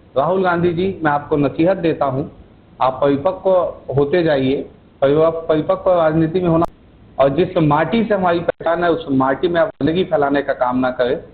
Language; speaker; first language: Hindi; native; Hindi